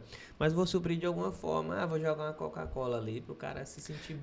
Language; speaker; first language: Portuguese; native; Portuguese